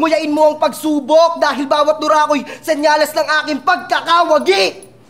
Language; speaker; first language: Filipino; native; Filipino